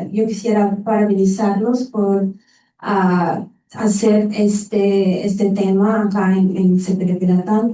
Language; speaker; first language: Spanish; non-native, learner; Portuguese